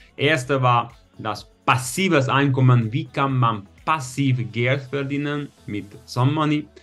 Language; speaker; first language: German; non-native, fluent; Hungarian